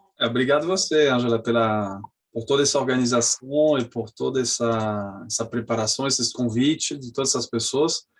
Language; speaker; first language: Portuguese; non-native, fluent; French